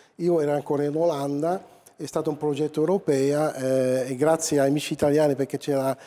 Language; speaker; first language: Italian; non-native, fluent; Dutch